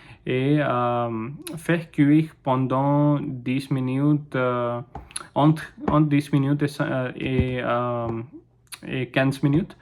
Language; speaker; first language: French; non-native, learner; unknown